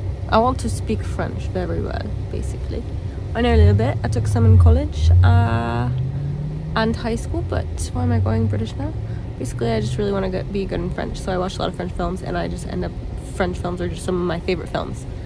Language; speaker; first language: English; native; English